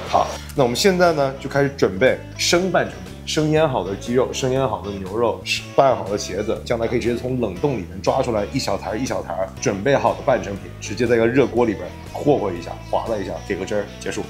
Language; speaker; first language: Chinese; native; Chinese